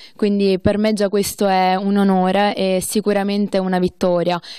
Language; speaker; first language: Italian; native; Italian